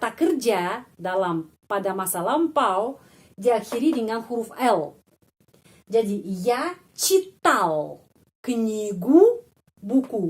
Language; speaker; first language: Indonesian; non-native, fluent; Russian